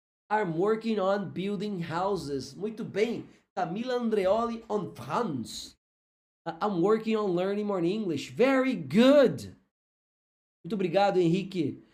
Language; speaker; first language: English; non-native, fluent; Portuguese